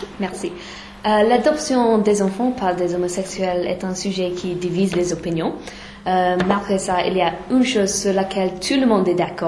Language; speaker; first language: French; non-native, fluent; English